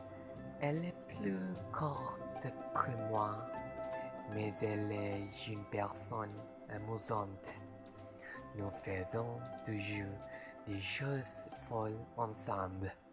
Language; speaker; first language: French; non-native, learner; Malay